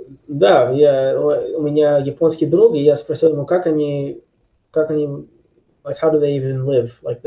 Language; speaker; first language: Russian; early bilingual, heritage; Russian